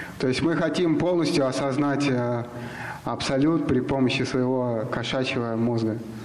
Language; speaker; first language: Russian; native; Russian